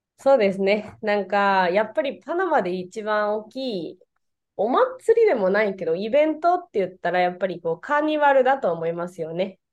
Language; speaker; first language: Japanese; non-native, fluent; Spanish